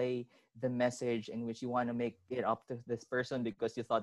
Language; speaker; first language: English; non-native, local second language; Filipino